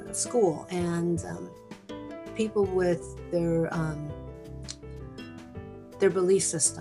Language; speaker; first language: English; early bilingual, other home language; Spanish